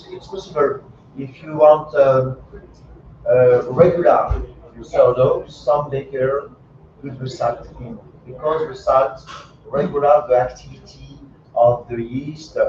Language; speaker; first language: English; non-native, learner; French